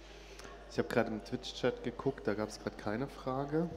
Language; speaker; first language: German; native; German